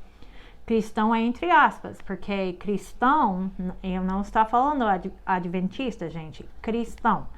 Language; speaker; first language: Portuguese; non-native, fluent; English